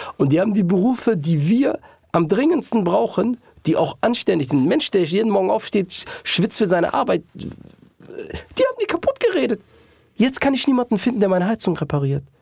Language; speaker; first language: German; native; German